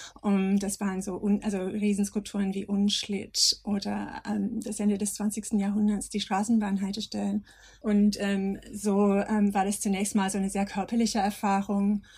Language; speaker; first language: German; non-native, fluent; English